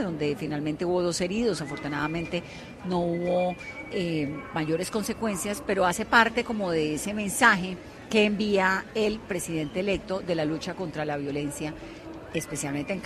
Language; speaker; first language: Spanish; native; Spanish